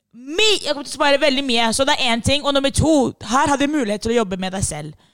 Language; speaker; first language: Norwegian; non-native, fluent; English